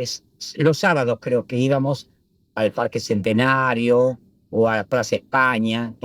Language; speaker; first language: Spanish; early bilingual, other home language; Italian